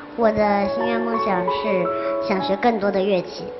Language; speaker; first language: Chinese; native; Chinese